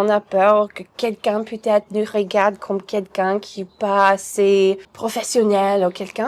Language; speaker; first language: French; non-native, fluent; English